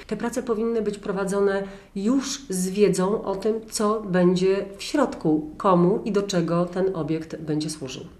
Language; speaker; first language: Polish; native; Polish